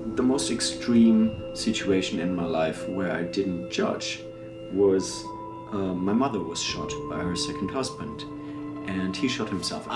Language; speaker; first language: English; non-native, fluent; German